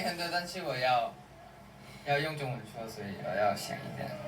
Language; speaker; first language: Chinese; non-native, learner; Thai